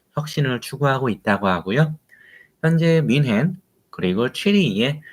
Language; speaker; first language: Korean; native; Korean